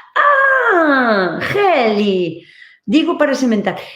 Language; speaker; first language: Spanish; non-native, local second language; Galician